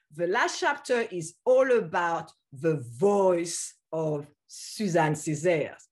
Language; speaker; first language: English; non-native, fluent; French